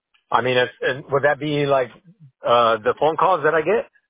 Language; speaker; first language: English; native; English